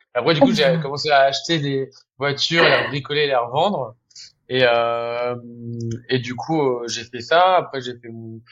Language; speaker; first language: French; native; French